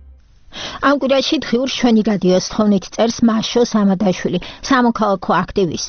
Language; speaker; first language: Georgian; native; Georgian